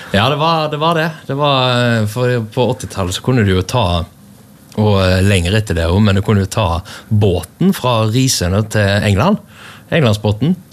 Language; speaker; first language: Norwegian; native; Norwegian